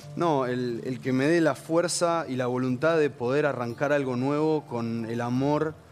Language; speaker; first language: Spanish; native; Spanish